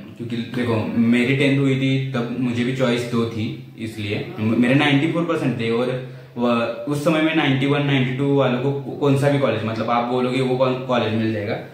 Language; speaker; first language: Hindi; non-native, local second language; Marathi